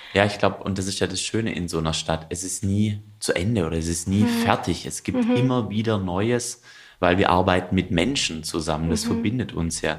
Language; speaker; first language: German; native; German